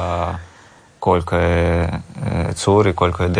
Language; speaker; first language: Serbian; non-native, learner; Russian